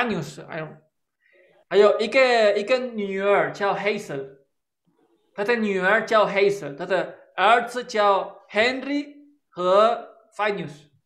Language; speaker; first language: Chinese; non-native, fluent; Spanish